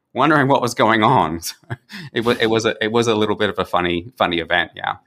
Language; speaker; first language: English; native; English